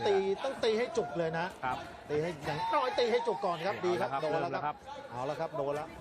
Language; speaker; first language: Thai; native; Thai